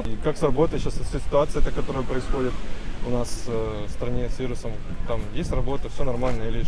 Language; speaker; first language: Russian; native; Russian